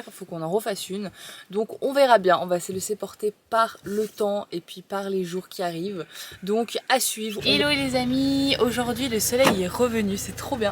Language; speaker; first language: French; native; French